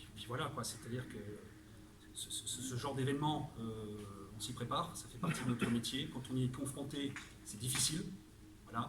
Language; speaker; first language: French; native; French